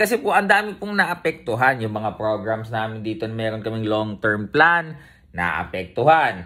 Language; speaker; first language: Filipino; native; Filipino